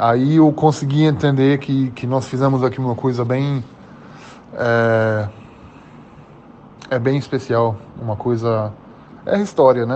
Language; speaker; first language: Portuguese; early bilingual, heritage; German